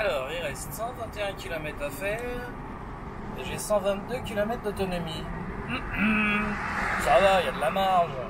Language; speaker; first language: French; native; French